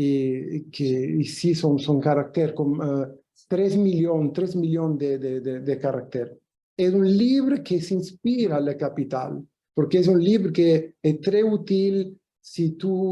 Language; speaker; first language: French; non-native, fluent; Italian